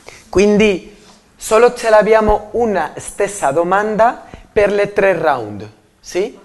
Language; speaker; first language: Italian; non-native, learner; Spanish